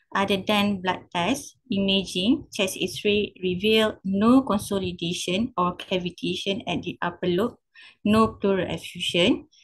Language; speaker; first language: English; non-native, local second language; Malay